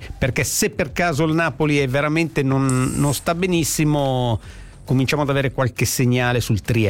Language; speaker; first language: Italian; native; Italian